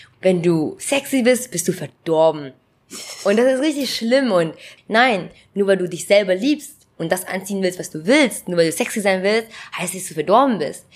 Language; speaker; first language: German; early bilingual, other home language; Vietnamese